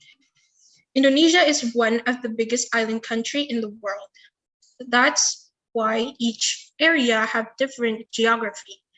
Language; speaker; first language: English; non-native, learner; Indonesian